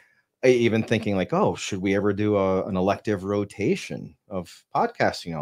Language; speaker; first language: English; native; English